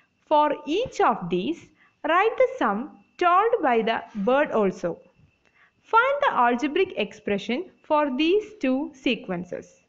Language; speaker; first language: English; non-native, local second language; Malayalam